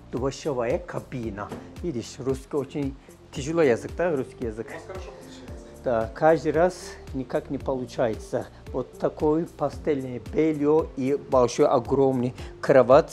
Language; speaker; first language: Russian; non-native, fluent; Turkish